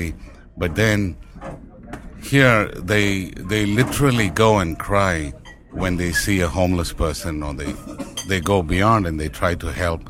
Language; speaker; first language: English; non-native, local second language; Tamil